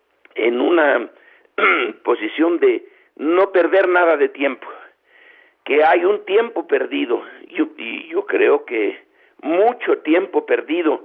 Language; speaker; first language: Spanish; native; Spanish